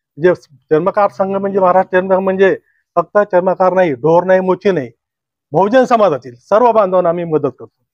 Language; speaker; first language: Marathi; native; Marathi